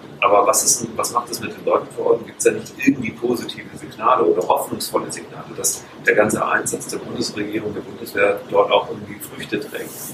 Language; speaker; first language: German; native; German